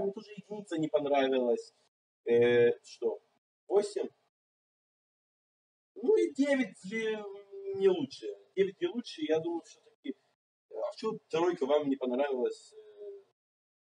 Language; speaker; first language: Russian; native; Russian